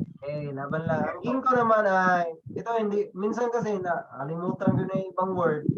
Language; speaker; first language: Filipino; non-native, local second language; Cebuano